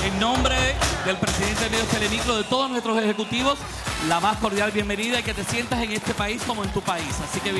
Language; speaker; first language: Spanish; native; Spanish